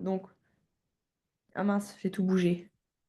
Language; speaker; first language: French; native; French